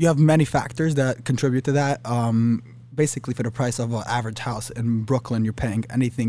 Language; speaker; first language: English; early bilingual, other home language; Yiddish